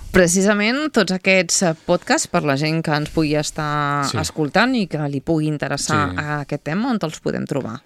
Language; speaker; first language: Catalan; native; Catalan